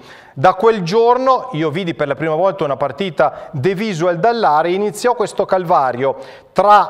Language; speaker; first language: Italian; native; Italian